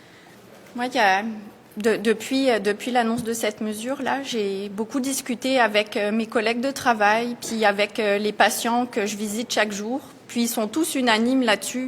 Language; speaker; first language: French; native; French